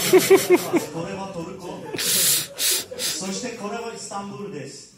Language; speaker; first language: Japanese; non-native, learner; Turkish